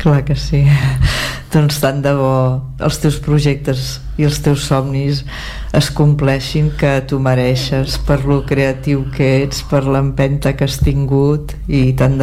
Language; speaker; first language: Catalan; native; Catalan